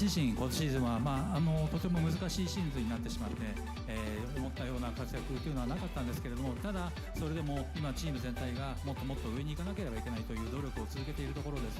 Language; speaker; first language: Japanese; native; Japanese